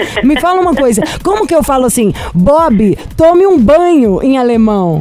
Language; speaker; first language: Portuguese; native; Portuguese